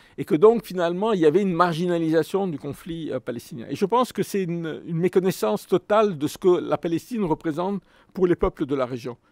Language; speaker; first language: French; native; French